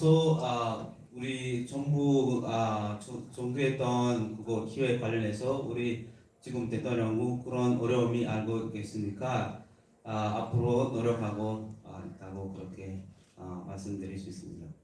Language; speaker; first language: Korean; non-native, learner; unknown